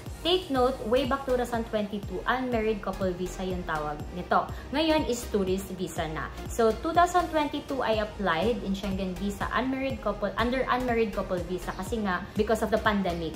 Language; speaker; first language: English; non-native, local second language; Filipino